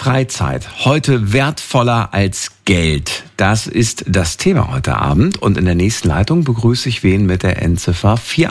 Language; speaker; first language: German; native; German